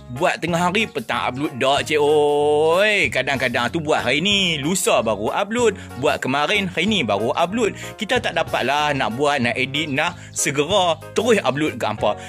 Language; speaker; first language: Malay; native; Malay